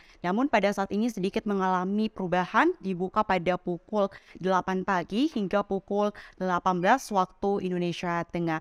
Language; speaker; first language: Indonesian; native; Indonesian